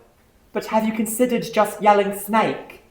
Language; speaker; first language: English; native; English